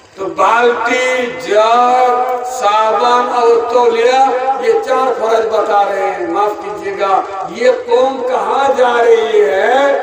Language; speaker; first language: Urdu; non-native, local second language; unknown